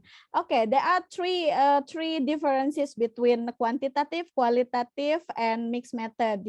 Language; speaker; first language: English; non-native, fluent; Indonesian